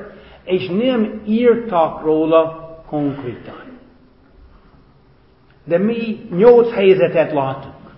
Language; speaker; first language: Hungarian; non-native, fluent; English